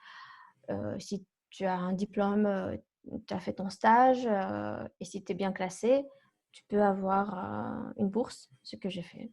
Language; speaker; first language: French; non-native, fluent; Kazakh